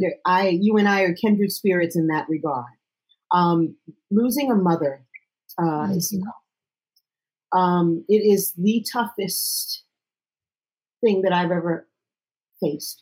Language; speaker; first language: English; native; English